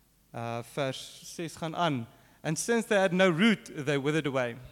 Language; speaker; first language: English; non-native, local second language; Afrikaans